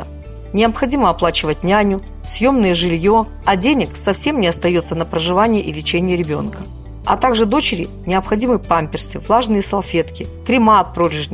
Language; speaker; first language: Russian; native; Russian